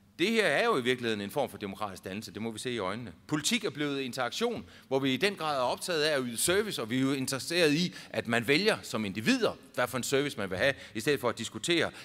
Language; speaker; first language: Danish; native; Danish